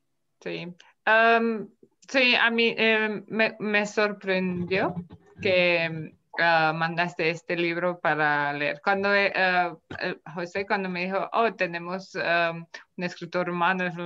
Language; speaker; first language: Spanish; non-native, fluent; Romanian